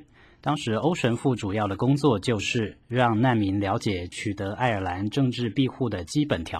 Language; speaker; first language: Chinese; native; Chinese